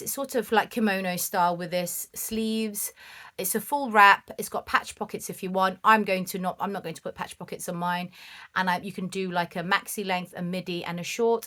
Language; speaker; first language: English; native; English